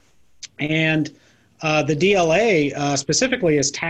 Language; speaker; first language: English; native; English